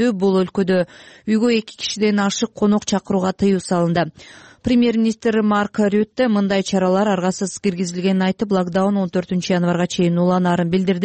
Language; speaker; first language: Kyrgyz; native; Kyrgyz